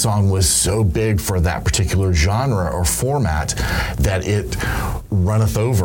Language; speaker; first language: English; native; English